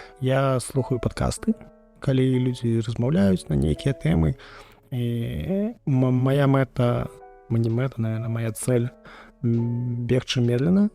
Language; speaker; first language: Belarusian; non-native, local second language; Russian